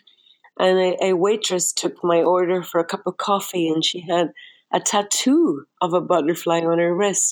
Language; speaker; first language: English; native; English